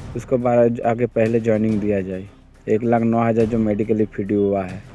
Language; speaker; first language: Hindi; non-native, local second language; Bangla